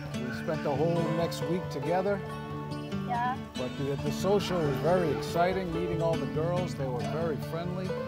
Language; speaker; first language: English; native; English